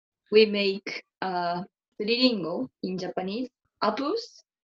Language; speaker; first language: English; non-native, learner; Japanese